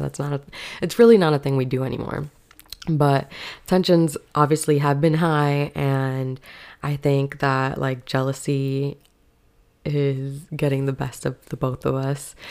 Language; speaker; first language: English; early bilingual, other home language; Spanish